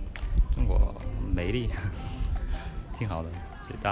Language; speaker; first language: Chinese; non-native, learner; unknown